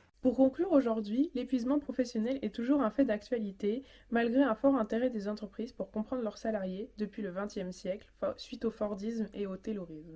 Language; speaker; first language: French; native; French